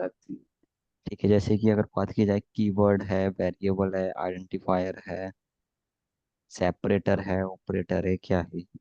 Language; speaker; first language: Hindi; native; Hindi